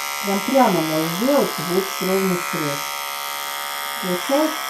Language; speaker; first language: Russian; native; Russian